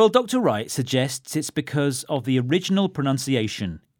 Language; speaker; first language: English; native; English